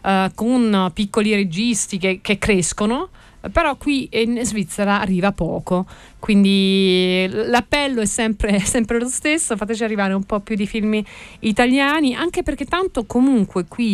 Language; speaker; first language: Italian; native; Italian